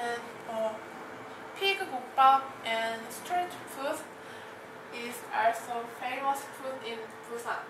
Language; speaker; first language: English; non-native, learner; Korean